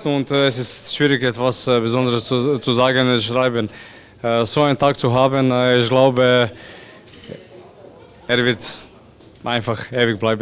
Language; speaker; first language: German; non-native, learner; Croatian